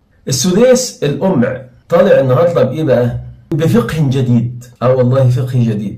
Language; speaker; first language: Arabic; native; Arabic